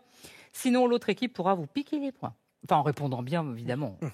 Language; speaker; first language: French; native; French